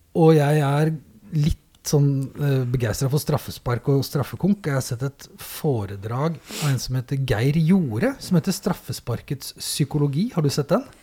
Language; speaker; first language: Norwegian; native; Norwegian